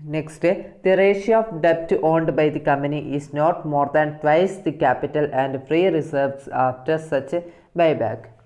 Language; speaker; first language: English; non-native, local second language; Malayalam